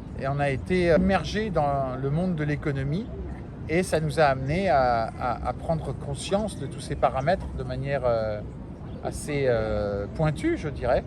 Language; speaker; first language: French; native; French